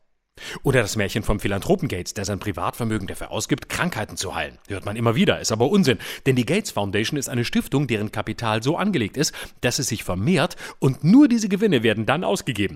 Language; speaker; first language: German; native; German